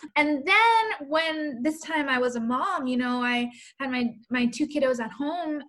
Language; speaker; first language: English; early bilingual, other home language; Spanish